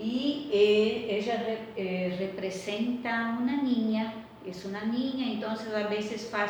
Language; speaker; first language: Spanish; non-native, fluent; Portuguese